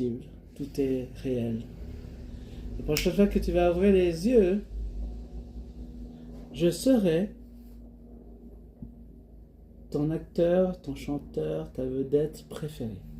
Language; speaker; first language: French; native; French